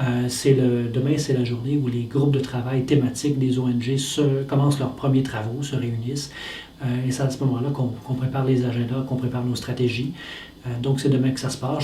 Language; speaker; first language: French; native; French